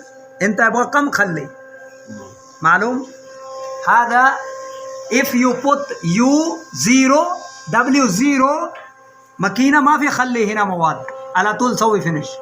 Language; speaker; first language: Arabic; non-native, learner; Punjabi